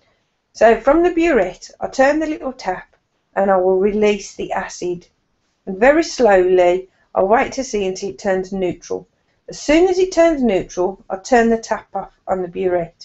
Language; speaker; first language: English; native; English